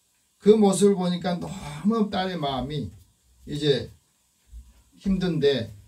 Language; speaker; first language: Korean; native; Korean